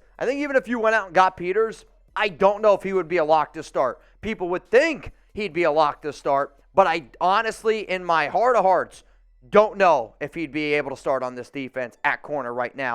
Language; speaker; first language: English; native; English